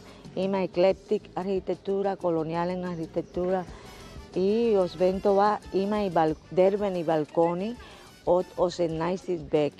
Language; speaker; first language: Bulgarian; non-native, fluent; Spanish